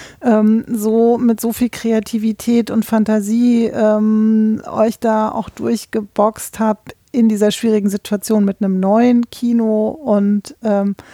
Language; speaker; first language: German; native; German